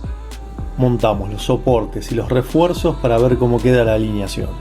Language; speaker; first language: Spanish; native; Spanish